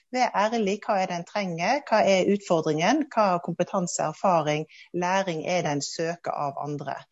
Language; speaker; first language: Norwegian; native; Norwegian